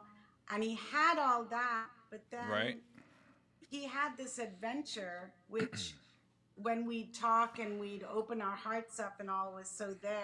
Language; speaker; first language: English; early bilingual, other home language; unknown